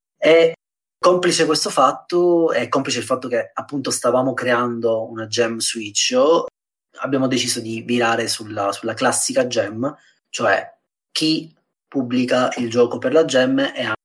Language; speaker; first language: Italian; native; Italian